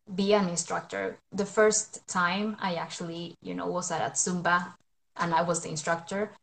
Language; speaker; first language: English; non-native, fluent; Spanish